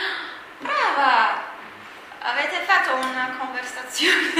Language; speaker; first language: Italian; non-native, fluent; Chinese